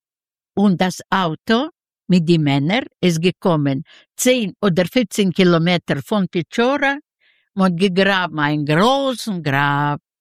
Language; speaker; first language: German; non-native, learner; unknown